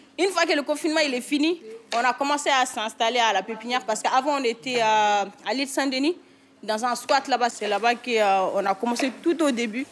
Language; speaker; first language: French; native; French